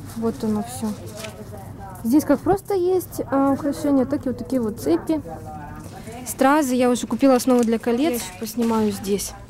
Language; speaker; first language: Russian; native; Russian